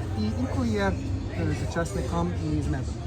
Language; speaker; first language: Ukrainian; non-native, learner; English